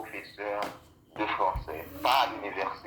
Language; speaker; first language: French; non-native, local second language; Haitian Creole